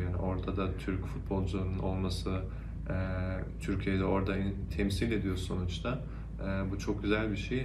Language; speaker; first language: Turkish; early bilingual, heritage; Turkish